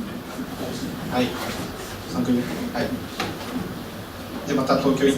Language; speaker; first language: Japanese; native; Japanese